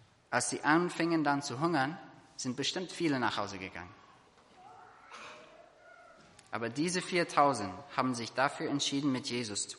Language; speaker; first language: German; non-native, fluent; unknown